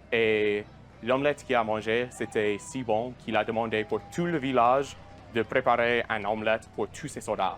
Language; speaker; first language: French; non-native, local second language; English